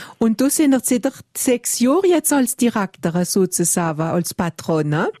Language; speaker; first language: German; non-native, local second language; French